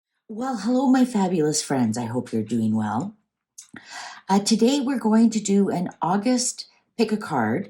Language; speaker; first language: English; native; English